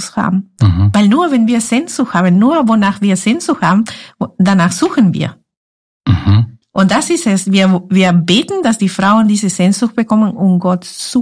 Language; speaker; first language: German; non-native, fluent; Spanish